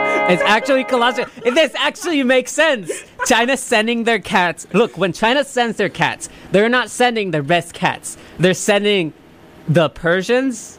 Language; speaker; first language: English; early bilingual, other home language; Spanish